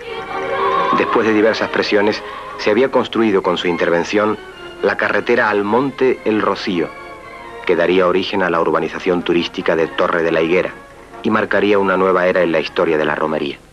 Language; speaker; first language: Spanish; native; Spanish